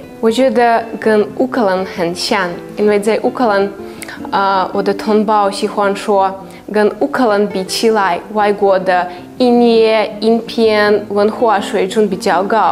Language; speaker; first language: Chinese; non-native, fluent; Russian